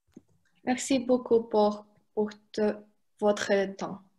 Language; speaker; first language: French; non-native, learner; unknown